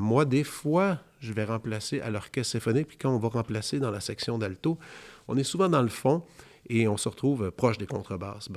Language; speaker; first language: French; native; French